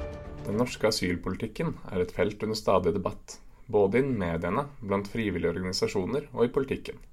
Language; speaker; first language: Norwegian; native; Norwegian